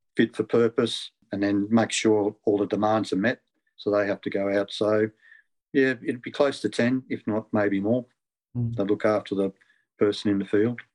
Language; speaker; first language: English; native; English